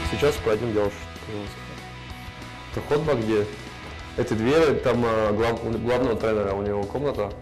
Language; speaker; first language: Russian; non-native, learner; Slovak